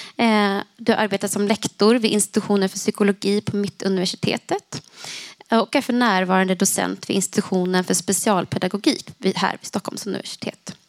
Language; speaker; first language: Swedish; native; Swedish